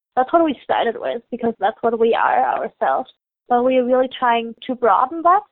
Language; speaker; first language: English; non-native, fluent; German